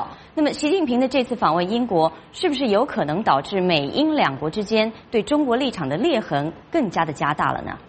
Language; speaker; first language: Chinese; native; Chinese